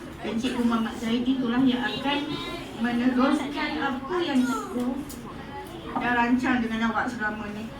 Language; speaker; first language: Malay; native; Malay